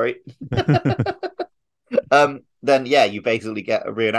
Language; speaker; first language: English; native; English